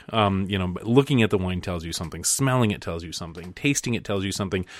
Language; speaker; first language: English; native; English